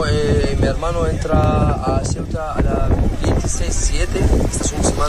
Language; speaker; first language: Spanish; non-native, learner; Arabic